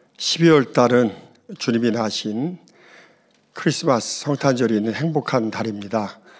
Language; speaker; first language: Korean; native; Korean